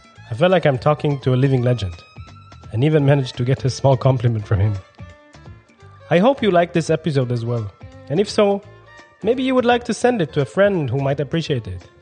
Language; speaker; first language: English; non-native, fluent; Hebrew